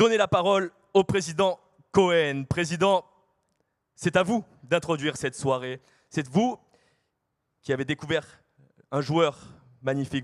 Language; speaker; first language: French; native; French